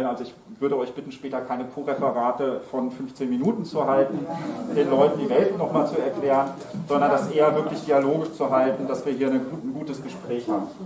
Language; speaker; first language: German; native; German